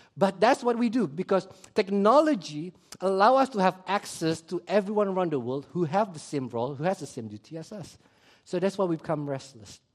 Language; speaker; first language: English; early bilingual, other home language; Indonesian